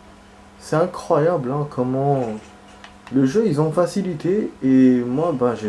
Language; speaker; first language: French; native; French